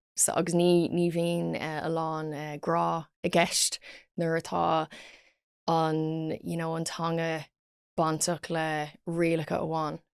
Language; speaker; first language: Irish; non-native, local second language; English